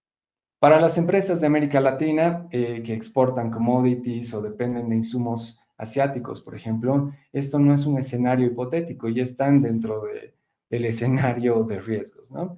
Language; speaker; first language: Spanish; native; Spanish